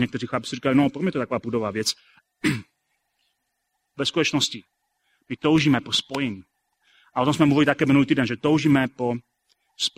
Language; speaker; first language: Czech; native; Czech